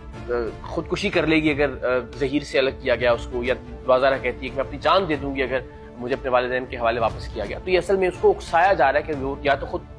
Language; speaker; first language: Urdu; native; Urdu